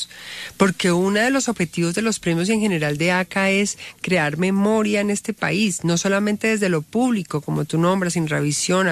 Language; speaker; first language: Spanish; native; Spanish